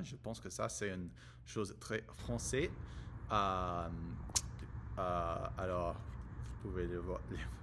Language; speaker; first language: French; non-native, learner; English